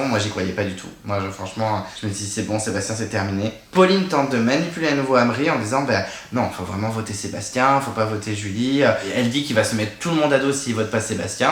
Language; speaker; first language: French; native; French